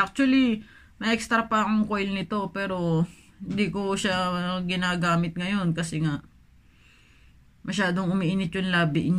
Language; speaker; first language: Filipino; native; Filipino